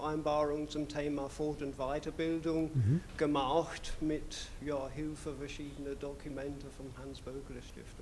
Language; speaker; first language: German; non-native, fluent; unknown